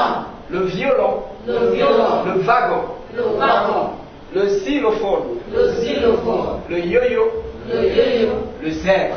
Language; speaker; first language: French; non-native, fluent; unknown